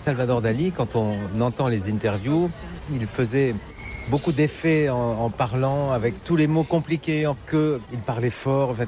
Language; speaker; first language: French; native; French